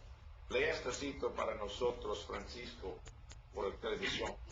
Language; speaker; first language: Spanish; non-native, learner; English